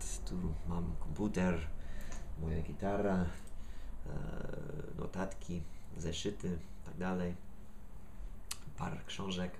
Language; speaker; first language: Polish; non-native, learner; English